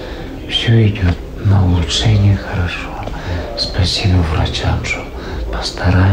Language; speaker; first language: Russian; non-native, local second language; Romanian